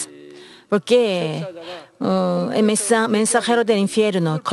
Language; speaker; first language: Spanish; non-native, learner; Korean